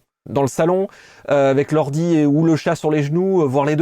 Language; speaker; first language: French; native; French